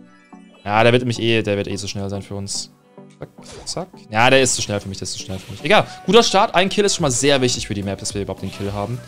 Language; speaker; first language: German; native; German